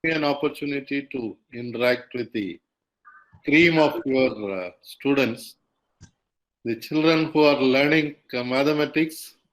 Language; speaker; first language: English; non-native, local second language; Tamil